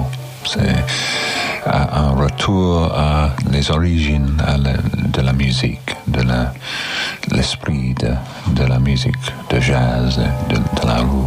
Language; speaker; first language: French; non-native, learner; English